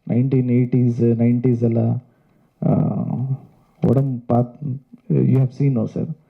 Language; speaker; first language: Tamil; non-native, learner; Kannada